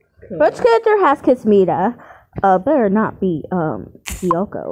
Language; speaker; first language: English; native; English